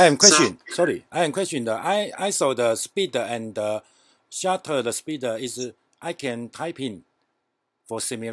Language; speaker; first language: English; non-native, learner; Chinese